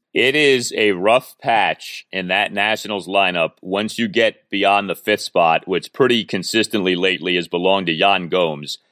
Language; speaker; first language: English; native; English